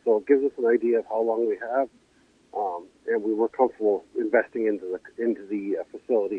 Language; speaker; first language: English; native; English